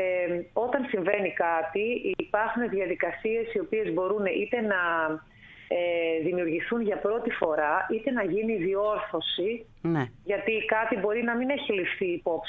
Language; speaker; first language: Greek; native; Greek